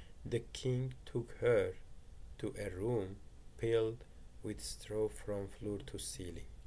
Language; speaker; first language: English; non-native, fluent; Turkish